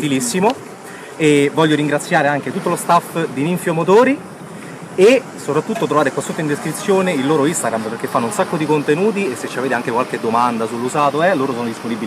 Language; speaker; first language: Italian; native; Italian